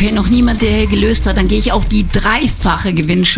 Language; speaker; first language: German; native; German